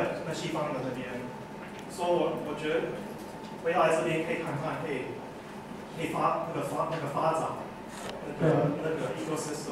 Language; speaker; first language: Chinese; early bilingual, heritage; English